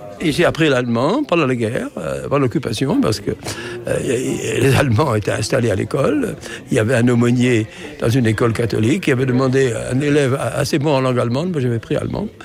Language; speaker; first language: French; non-native, local second language; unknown